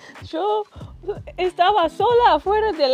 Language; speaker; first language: Spanish; non-native, learner; English